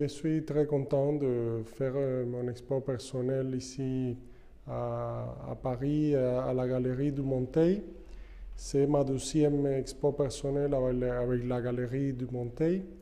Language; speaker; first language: French; non-native, fluent; Spanish